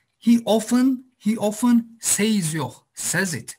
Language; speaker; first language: English; non-native, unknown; Azerbaijani